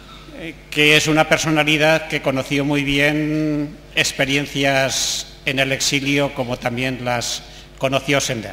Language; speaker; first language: Spanish; native; Spanish